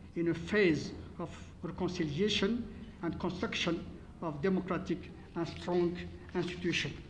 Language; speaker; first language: English; non-native, fluent; Arabic